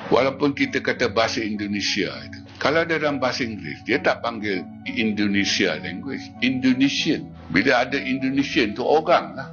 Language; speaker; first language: Malay; native; Malay